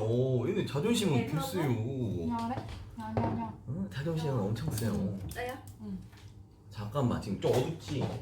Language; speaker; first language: Korean; native; Korean